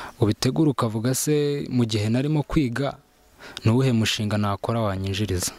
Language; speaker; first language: Kinyarwanda; early bilingual, heritage; Kinyarwanda